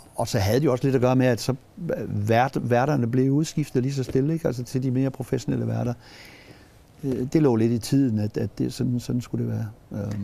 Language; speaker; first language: Danish; native; Danish